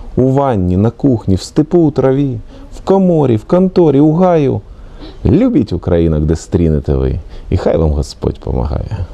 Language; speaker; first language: Ukrainian; native; Ukrainian